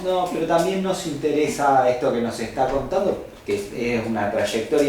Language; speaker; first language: Spanish; native; Spanish